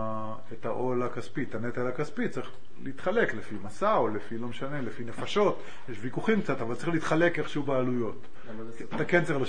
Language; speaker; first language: Hebrew; native; Hebrew